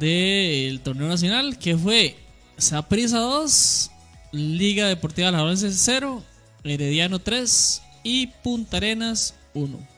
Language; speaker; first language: Spanish; native; Spanish